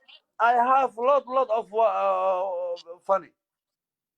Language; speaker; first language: English; non-native, learner; Somali